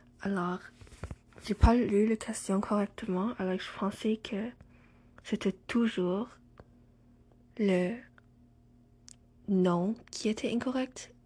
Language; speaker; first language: French; non-native, learner; English